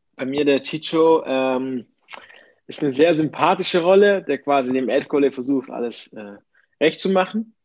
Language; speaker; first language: German; early bilingual, other home language; Italian